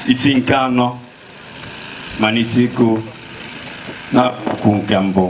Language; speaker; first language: Igbo; native; Igbo